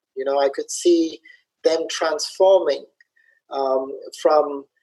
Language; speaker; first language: English; early bilingual, other home language; Somali